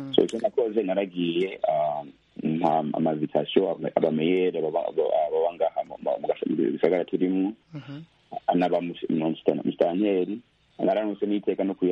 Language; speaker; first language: Rundi; early bilingual, heritage; Rundi